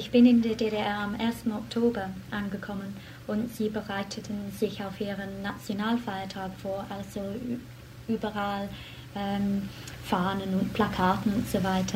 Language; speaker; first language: German; non-native, fluent; English